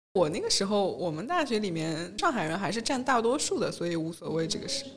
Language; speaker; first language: Chinese; native; Chinese